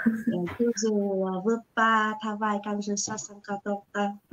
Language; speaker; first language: French; non-native, learner; Vietnamese